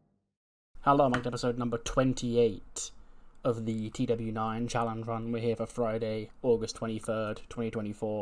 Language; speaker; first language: English; native; English